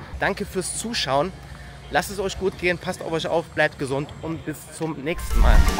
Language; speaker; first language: German; native; German